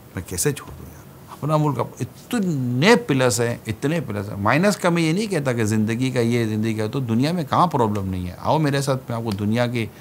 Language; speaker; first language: Urdu; native; Urdu